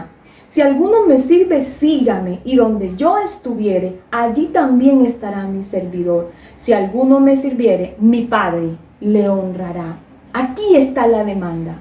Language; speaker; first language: Spanish; native; Spanish